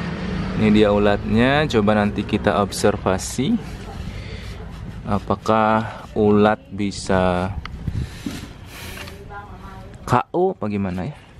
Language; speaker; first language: Indonesian; native; Indonesian